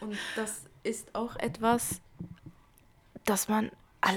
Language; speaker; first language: German; early bilingual, other home language; Kurdish